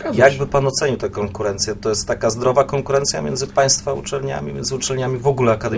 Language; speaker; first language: Polish; native; Polish